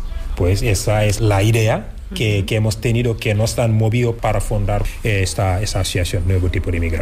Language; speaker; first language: Spanish; non-native, fluent; Wolof